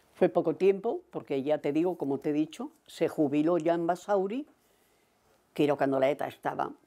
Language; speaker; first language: Spanish; native; Spanish